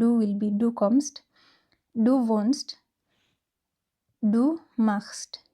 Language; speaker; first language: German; non-native, fluent; English